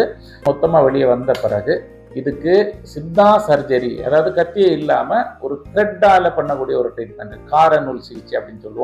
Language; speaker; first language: Tamil; native; Tamil